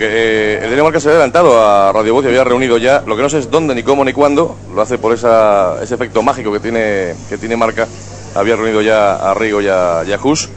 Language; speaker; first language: Spanish; native; Spanish